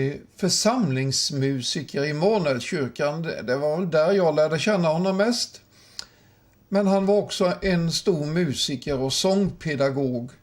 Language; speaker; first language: Swedish; native; Swedish